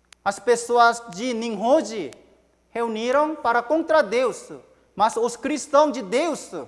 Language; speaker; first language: Portuguese; non-native, learner; Korean